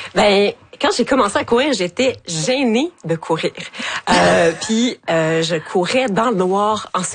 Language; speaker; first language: French; native; French